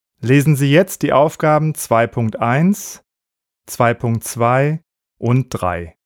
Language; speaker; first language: German; native; German